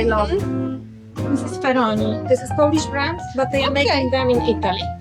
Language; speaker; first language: English; non-native, fluent; Polish